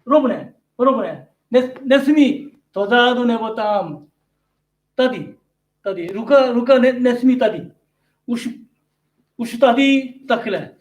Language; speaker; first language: Czech; non-native, learner; Korean